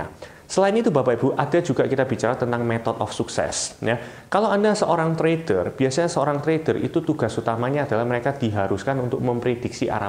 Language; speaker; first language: Indonesian; native; Indonesian